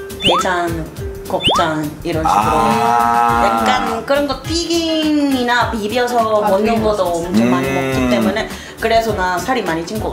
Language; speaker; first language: Korean; non-native, fluent; Spanish